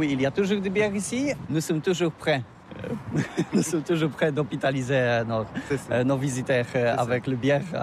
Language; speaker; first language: French; non-native, learner; Polish